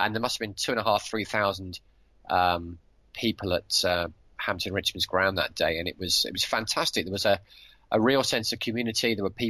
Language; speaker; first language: English; native; English